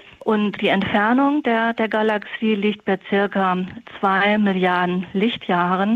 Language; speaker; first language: German; native; German